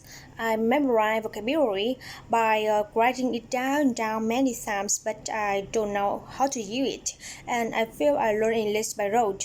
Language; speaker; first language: English; non-native, learner; Vietnamese